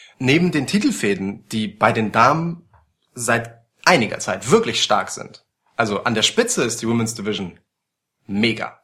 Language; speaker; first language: German; early bilingual, other home language; Polish